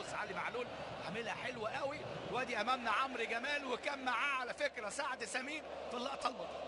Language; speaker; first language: Arabic; native; Arabic